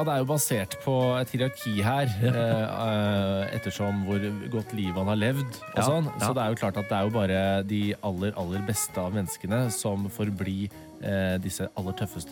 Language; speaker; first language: Norwegian; native; Norwegian